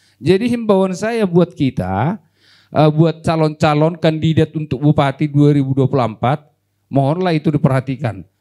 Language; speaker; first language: Indonesian; non-native, local second language; Batak Toba